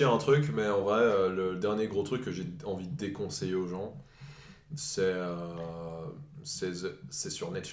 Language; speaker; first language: French; native; French